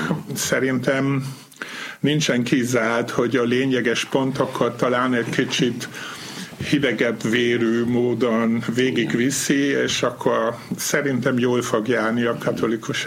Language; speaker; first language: Hungarian; non-native, fluent; German